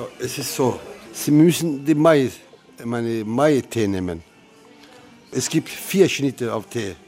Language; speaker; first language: German; non-native, learner; Turkish